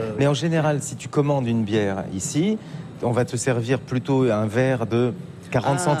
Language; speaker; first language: French; native; French